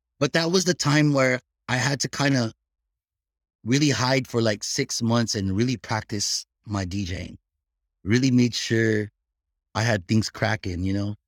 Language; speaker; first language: English; early bilingual, other home language; Filipino